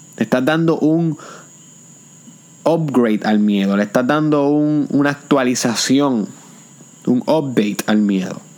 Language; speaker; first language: Spanish; native; Spanish